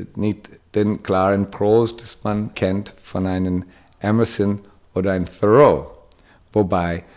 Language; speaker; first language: German; non-native, fluent; English